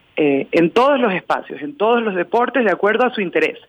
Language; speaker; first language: Spanish; native; Spanish